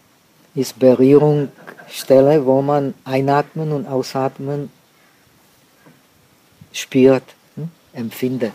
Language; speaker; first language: German; non-native, fluent; Czech